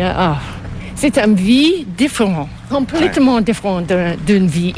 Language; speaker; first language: French; non-native, fluent; English